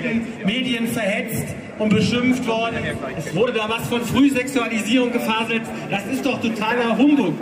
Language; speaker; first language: German; native; German